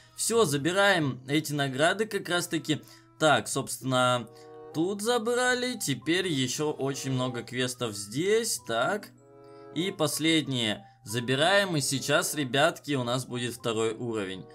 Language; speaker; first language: Russian; native; Russian